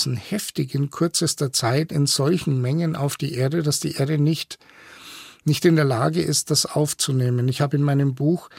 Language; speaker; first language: German; native; German